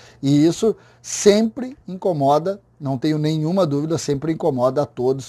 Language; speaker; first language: Portuguese; native; Portuguese